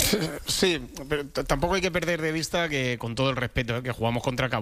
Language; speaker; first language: Spanish; native; Spanish